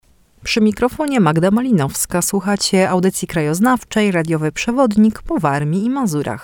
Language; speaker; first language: Polish; native; Polish